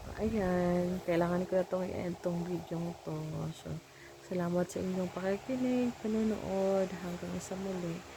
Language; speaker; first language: Filipino; non-native, local second language; Cebuano